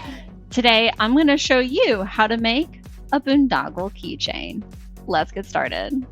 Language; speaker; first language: English; native; English